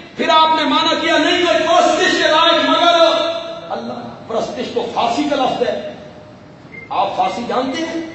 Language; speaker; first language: Urdu; non-native, local second language; Punjabi